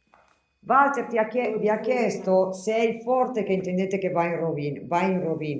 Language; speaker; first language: Italian; native; Italian